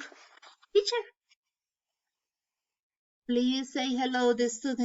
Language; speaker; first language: English; non-native, learner; Spanish